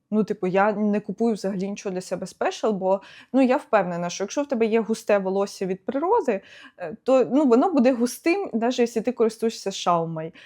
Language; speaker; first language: Ukrainian; non-native, local second language; Russian